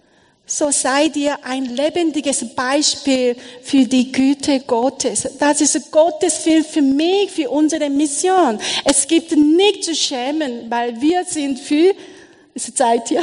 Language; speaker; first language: German; non-native, learner; Korean